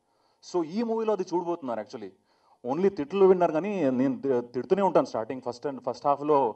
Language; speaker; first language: Telugu; non-native, fluent; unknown